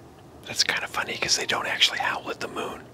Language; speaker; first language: English; native; English